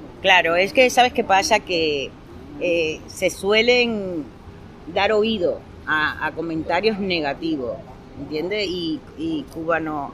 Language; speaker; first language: Spanish; native; Spanish